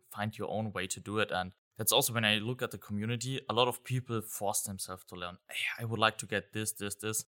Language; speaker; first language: English; non-native, fluent; German